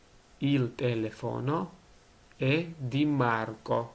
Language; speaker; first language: Italian; non-native, learner; Georgian